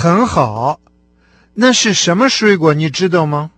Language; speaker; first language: Chinese; non-native, fluent; Russian